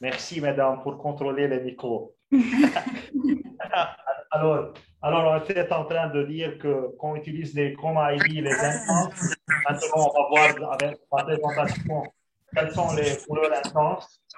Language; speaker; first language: French; non-native, local second language; Arabic